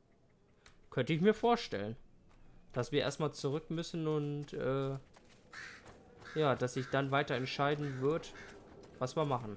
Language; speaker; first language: German; native; German